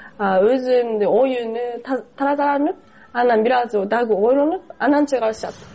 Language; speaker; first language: Kyrgyz; non-native, fluent; Japanese